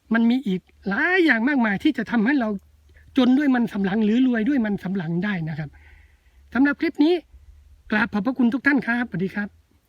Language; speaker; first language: Thai; native; Thai